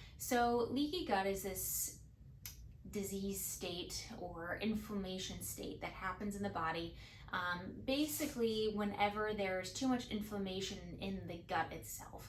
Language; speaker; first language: English; native; English